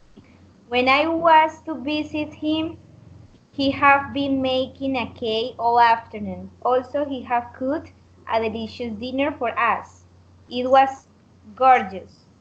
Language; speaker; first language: English; non-native, learner; Spanish